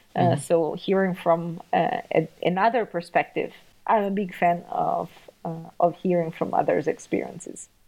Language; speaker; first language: English; non-native, fluent; Italian